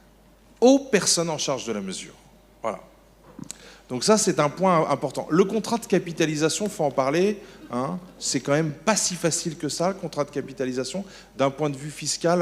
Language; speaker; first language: French; native; French